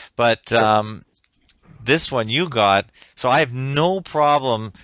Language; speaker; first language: English; native; English